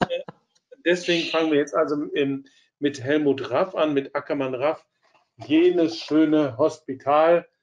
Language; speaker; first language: German; native; German